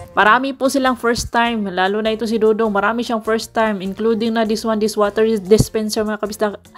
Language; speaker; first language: Filipino; non-native, local second language; Cebuano